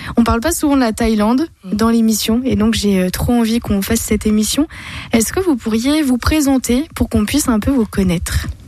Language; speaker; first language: French; native; French